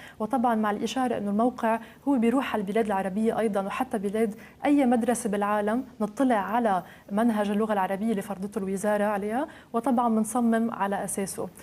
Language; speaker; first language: Arabic; native; Arabic